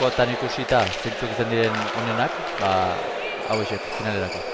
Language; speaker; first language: Basque; native; Basque